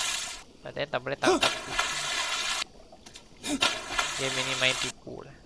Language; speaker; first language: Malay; non-native, local second language; Chinese